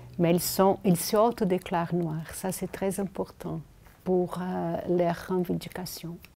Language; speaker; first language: French; non-native, fluent; Portuguese